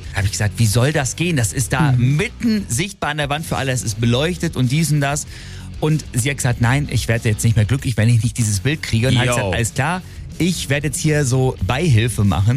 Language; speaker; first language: German; native; German